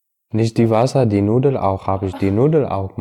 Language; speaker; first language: German; non-native, learner; Arabic